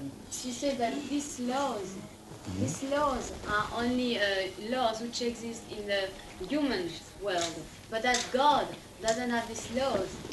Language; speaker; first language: English; non-native, fluent; French